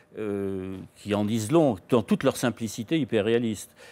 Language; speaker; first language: French; native; French